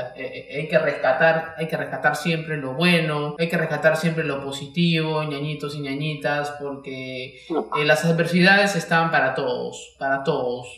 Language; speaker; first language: Spanish; native; Spanish